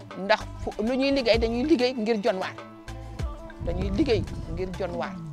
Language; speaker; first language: Wolof; non-native, local second language; Serer